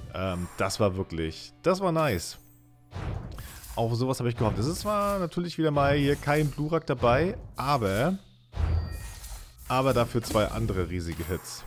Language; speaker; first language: German; native; German